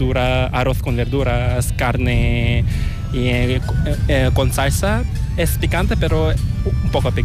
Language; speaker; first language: Spanish; non-native, fluent; Korean